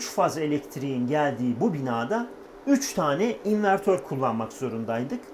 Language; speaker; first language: Turkish; native; Turkish